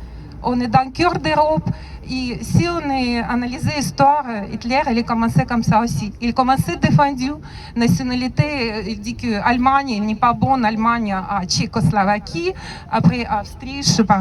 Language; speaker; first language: French; non-native, learner; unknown